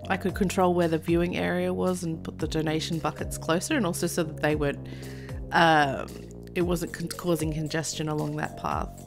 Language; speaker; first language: English; native; English